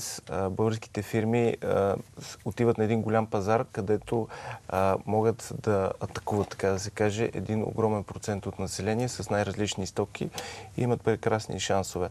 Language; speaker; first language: Bulgarian; native; Bulgarian